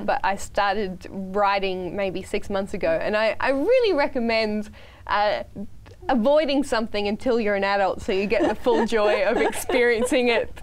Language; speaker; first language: English; native; English